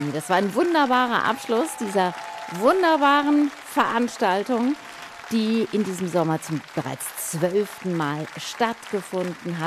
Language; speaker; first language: German; native; German